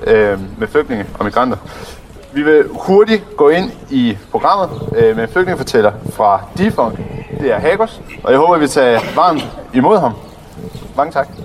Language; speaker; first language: Danish; native; Danish